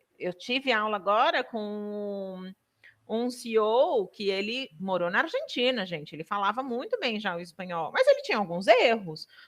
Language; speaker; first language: Portuguese; native; Portuguese